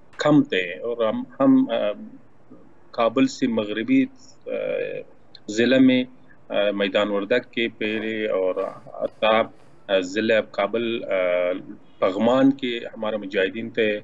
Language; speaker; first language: Hindi; non-native, learner; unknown